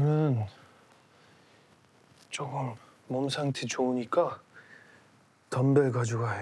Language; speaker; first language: Korean; early bilingual, heritage; Korean